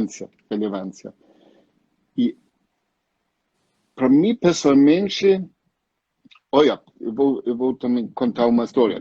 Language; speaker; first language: Portuguese; non-native, fluent; German